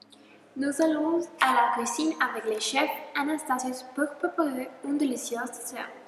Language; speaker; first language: French; non-native, learner; Spanish